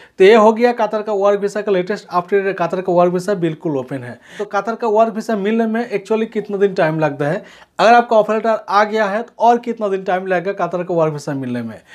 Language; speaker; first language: Hindi; non-native, local second language; Bangla